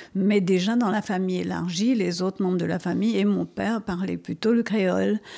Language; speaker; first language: French; non-native, local second language; Morisyen